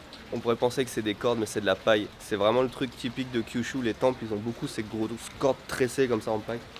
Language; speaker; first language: French; native; French